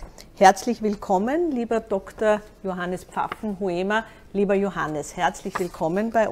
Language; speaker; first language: German; native; German